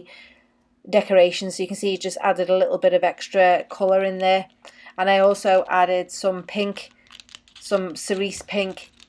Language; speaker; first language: English; native; English